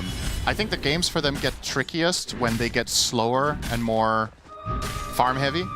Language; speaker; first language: English; native; English